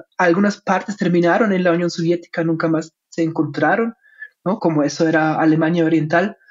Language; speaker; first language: Spanish; non-native, fluent; German